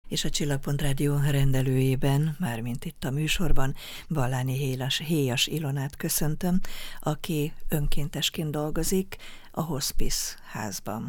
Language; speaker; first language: Hungarian; native; Hungarian